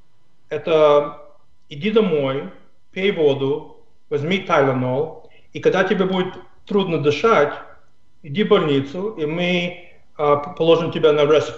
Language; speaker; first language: Russian; non-native, fluent; English